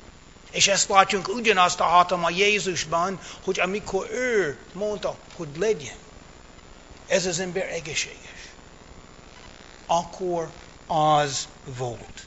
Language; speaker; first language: Hungarian; early bilingual, heritage; English